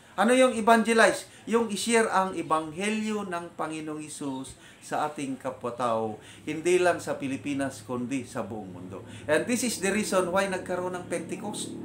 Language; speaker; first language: Filipino; non-native, local second language; Iloko